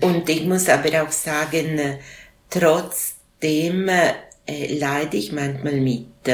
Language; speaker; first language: German; non-native, local second language; Italian